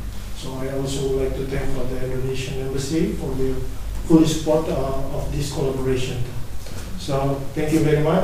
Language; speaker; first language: English; non-native, fluent; Indonesian